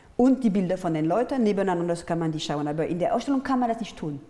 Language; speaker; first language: German; non-native, fluent; French